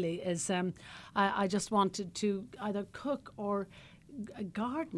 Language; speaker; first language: English; native; English